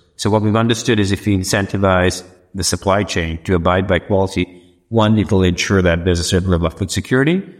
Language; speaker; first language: English; non-native, local second language; Sinhala